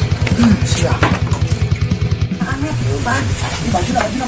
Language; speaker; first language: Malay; non-native, local second language; Sundanese